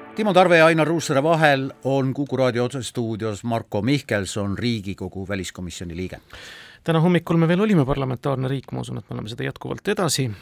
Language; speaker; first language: Estonian; native; Estonian